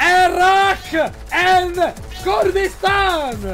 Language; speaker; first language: English; non-native, learner; Italian